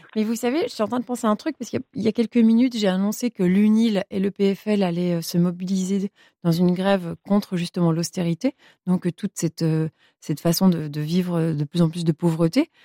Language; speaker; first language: French; native; French